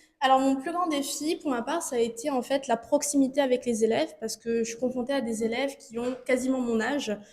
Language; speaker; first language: French; native; French